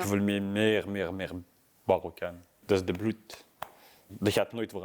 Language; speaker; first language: Dutch; non-native, fluent; Arabic